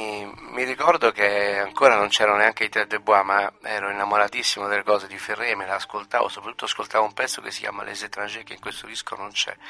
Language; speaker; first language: Italian; native; Italian